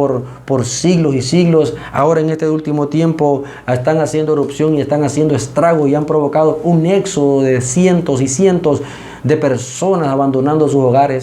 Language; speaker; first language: Spanish; native; Spanish